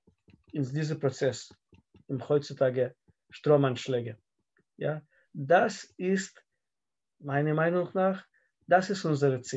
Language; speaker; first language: German; non-native, fluent; Russian